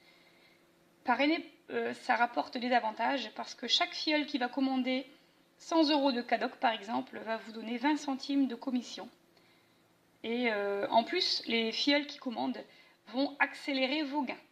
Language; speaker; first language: French; native; French